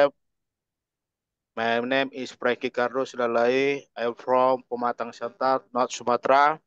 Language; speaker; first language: English; non-native, learner; Indonesian